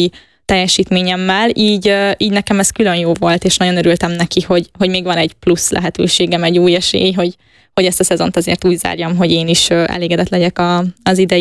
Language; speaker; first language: Hungarian; native; Hungarian